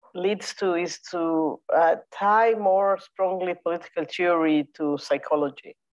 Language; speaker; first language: English; non-native, fluent; Hebrew